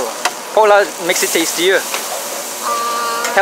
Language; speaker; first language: English; non-native, local second language; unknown